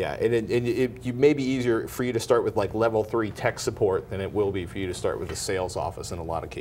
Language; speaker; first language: English; native; English